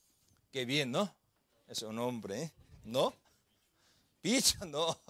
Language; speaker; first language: Spanish; non-native, learner; Korean